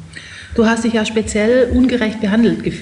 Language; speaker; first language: German; native; German